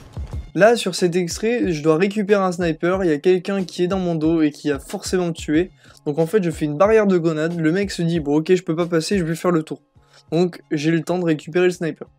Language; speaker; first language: French; native; French